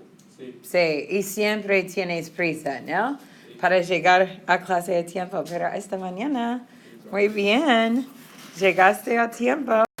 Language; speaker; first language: Spanish; non-native, fluent; English